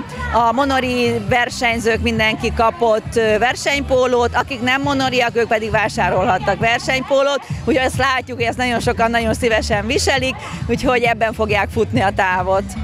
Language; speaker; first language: Hungarian; native; Hungarian